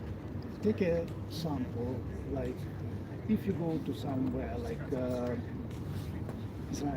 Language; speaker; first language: English; non-native, learner; Ukrainian